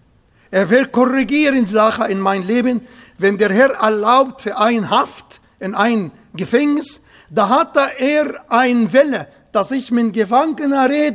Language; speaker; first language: German; non-native, fluent; Arabic